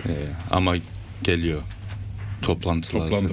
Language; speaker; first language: Turkish; early bilingual, heritage; Turkish